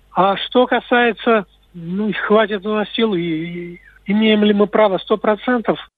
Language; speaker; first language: Russian; native; Russian